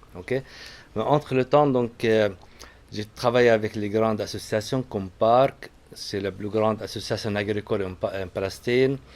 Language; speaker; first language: French; non-native, fluent; Arabic